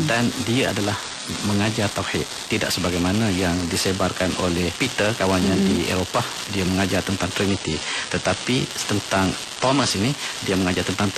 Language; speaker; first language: Malay; native; Malay